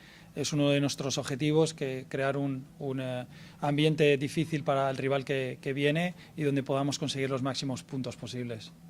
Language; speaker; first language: Spanish; native; Spanish